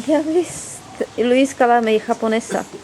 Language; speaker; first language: Swedish; non-native, fluent; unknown